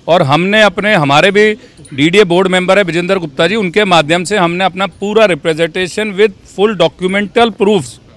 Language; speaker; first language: Hindi; native; Hindi